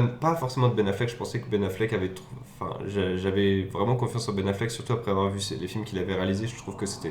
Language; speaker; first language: French; native; French